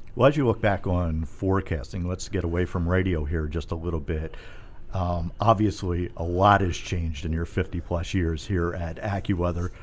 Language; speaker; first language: English; native; English